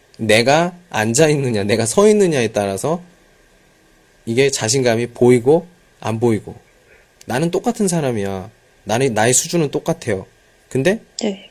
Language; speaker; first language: Korean; native; Korean